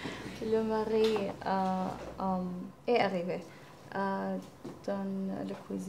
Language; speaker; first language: French; non-native, learner; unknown